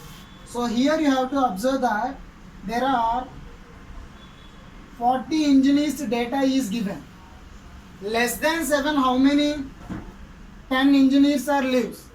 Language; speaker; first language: English; non-native, local second language; Telugu